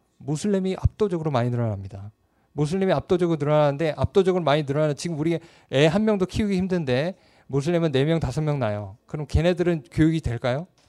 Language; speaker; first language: Korean; native; Korean